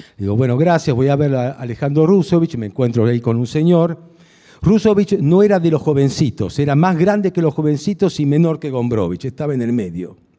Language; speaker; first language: Spanish; early bilingual, other home language; Hungarian